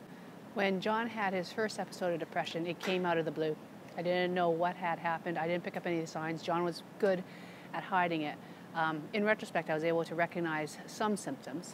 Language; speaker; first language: English; native; English